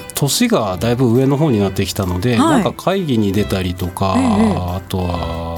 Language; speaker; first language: Japanese; native; Japanese